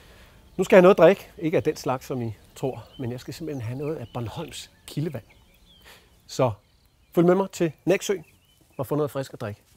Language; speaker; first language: Danish; native; Danish